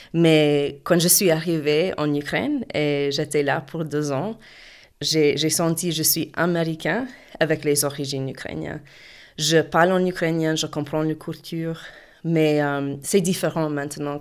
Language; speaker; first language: French; non-native, fluent; English